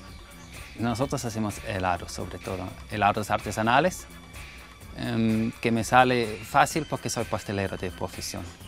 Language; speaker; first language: Spanish; non-native, fluent; German